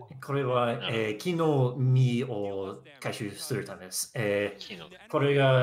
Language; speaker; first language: Japanese; non-native, learner; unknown